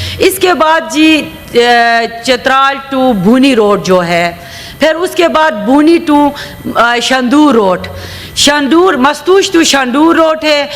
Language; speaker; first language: Urdu; non-native, local second language; Khowar